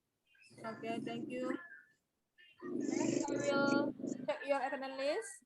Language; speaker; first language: English; non-native, learner; Indonesian